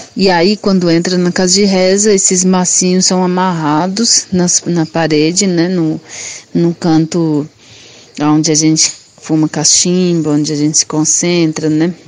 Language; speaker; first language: Portuguese; non-native, local second language; Guarani